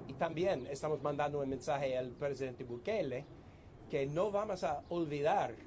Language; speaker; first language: Spanish; non-native, fluent; English